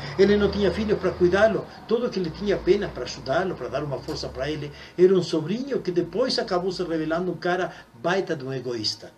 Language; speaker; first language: Portuguese; non-native, fluent; Spanish